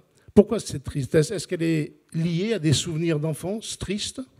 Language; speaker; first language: French; native; French